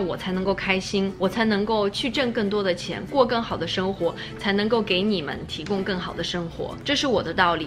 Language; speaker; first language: Chinese; native; Chinese